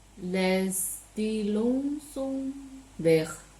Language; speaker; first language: French; non-native, learner; Chinese